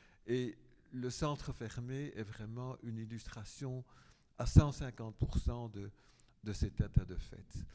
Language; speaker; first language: French; native; French